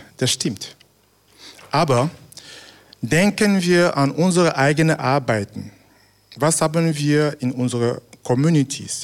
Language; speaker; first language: German; non-native, fluent; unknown